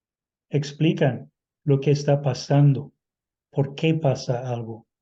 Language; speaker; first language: Spanish; non-native, fluent; English